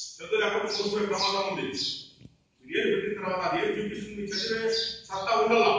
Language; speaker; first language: Telugu; non-native, local second language; Urdu